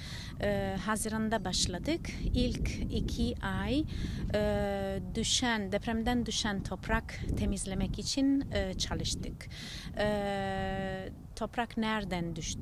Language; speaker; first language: Turkish; non-native, learner; Italian